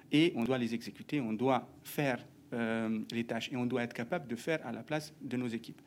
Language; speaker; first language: French; non-native, fluent; Hungarian